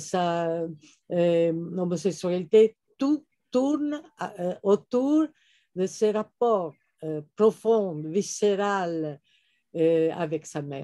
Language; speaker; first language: French; non-native, fluent; Italian